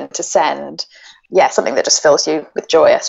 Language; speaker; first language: English; native; English